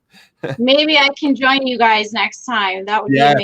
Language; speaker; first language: English; native; English